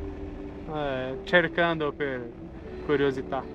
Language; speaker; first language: Italian; non-native, learner; Portuguese